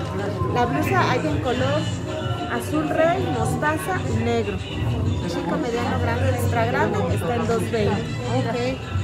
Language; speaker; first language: Spanish; native; Spanish